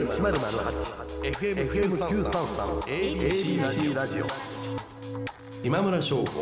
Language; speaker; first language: Japanese; native; Japanese